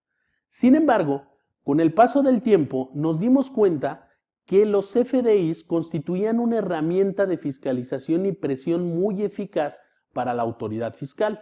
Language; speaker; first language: Spanish; native; Spanish